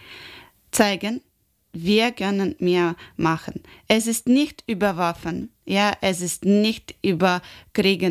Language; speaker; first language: German; non-native, learner; Ukrainian